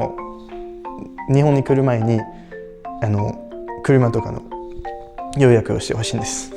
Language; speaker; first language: Japanese; non-native, fluent; French